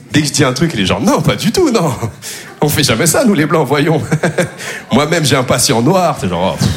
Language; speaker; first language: French; native; French